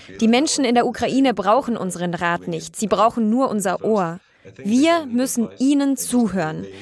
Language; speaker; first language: German; native; German